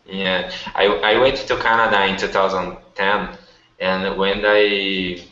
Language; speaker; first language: English; non-native, learner; Portuguese